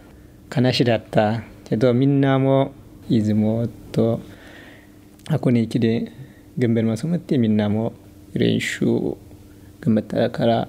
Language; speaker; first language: Japanese; non-native, learner; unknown